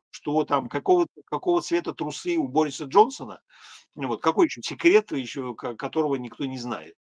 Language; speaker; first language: Russian; native; Russian